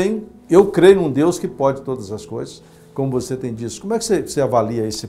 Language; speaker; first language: Portuguese; native; Portuguese